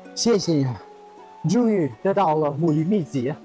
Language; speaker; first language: Chinese; non-native, fluent; Russian